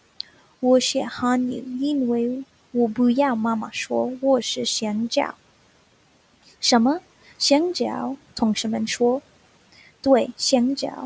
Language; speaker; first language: Chinese; non-native, learner; English